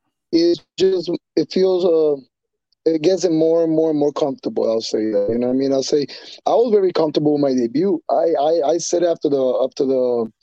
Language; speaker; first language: English; non-native, fluent; Spanish